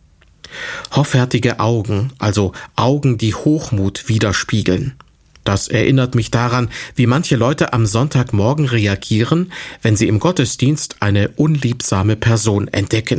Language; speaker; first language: German; native; German